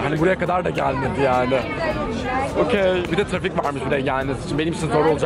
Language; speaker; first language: Turkish; native; Turkish